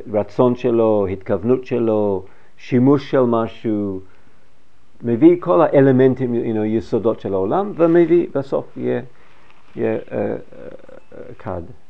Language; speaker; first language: Hebrew; non-native, fluent; English